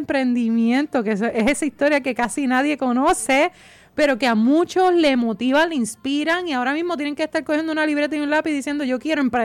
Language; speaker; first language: Spanish; native; Spanish